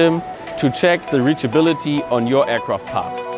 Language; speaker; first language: English; non-native, fluent; German